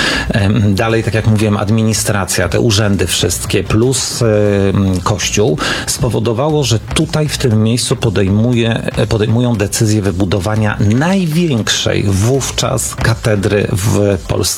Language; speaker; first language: Polish; native; Polish